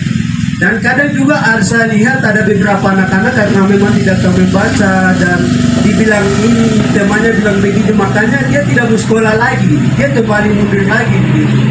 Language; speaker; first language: Indonesian; non-native, local second language; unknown